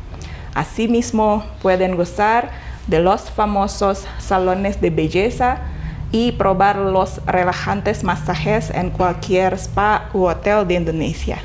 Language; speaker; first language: Spanish; non-native, fluent; Indonesian